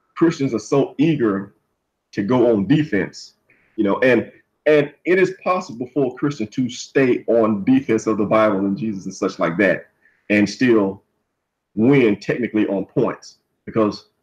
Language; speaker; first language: English; native; English